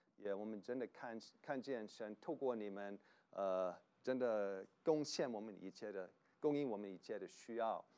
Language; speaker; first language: Chinese; non-native, fluent; English